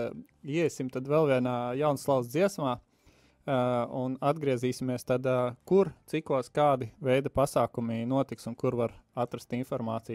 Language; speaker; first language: Latvian; native; Latvian